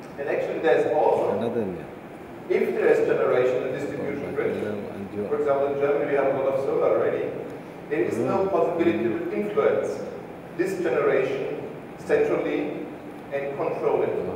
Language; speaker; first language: English; non-native, fluent; German